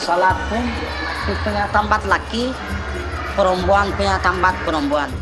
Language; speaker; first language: Indonesian; non-native, learner; Rohingya